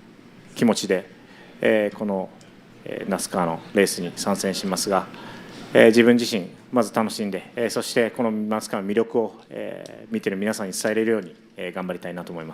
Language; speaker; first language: Japanese; native; Japanese